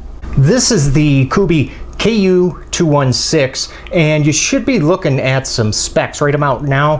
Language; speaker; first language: English; native; English